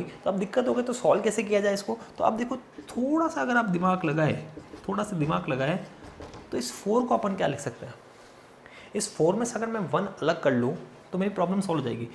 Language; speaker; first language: Hindi; native; Hindi